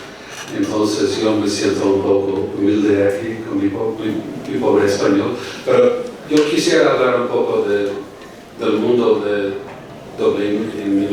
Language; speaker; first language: Spanish; non-native, fluent; English